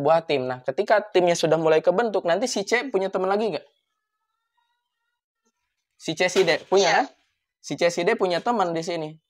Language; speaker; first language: Indonesian; native; Indonesian